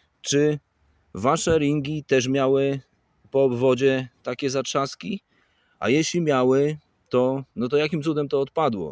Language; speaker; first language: Polish; native; Polish